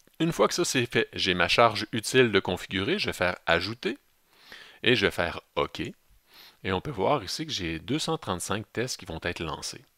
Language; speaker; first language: French; native; French